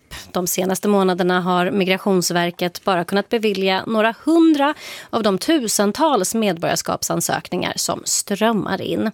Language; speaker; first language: Swedish; native; Swedish